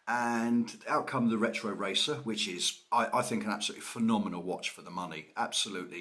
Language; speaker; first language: English; native; English